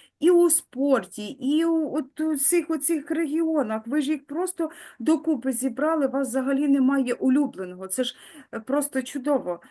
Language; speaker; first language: Ukrainian; native; Ukrainian